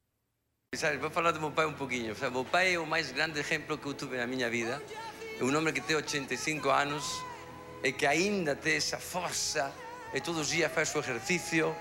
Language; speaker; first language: Portuguese; non-native, fluent; Spanish